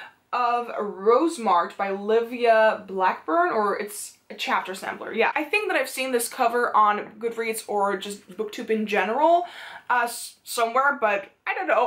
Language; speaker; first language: English; non-native, fluent; Dutch